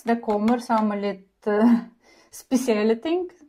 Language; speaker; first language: Norwegian; non-native, learner; Ukrainian